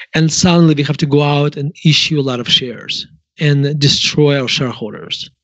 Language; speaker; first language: English; non-native, fluent; Russian